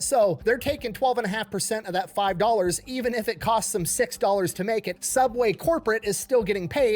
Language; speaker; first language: English; native; English